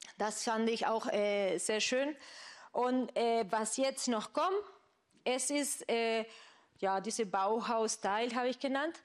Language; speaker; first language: German; non-native, fluent; Spanish